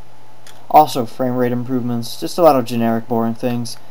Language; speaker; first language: English; native; English